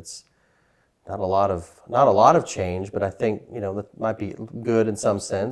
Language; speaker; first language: English; native; English